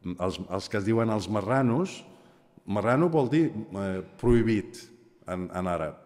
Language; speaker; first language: Catalan; non-native, fluent; Aramaic